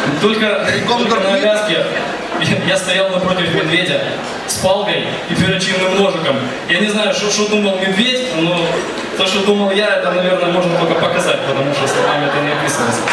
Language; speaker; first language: Russian; native; Russian